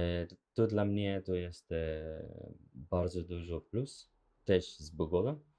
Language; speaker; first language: Polish; non-native, learner; Arabic